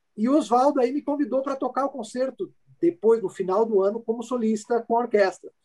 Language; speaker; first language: Portuguese; early bilingual, other home language; Italian